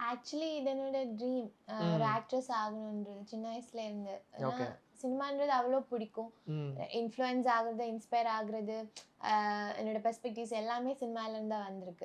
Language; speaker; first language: Tamil; non-native, local second language; Malayalam